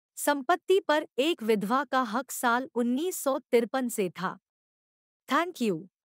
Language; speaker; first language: Hindi; non-native, local second language; Marathi